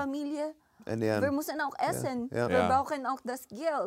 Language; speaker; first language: German; non-native, learner; Filipino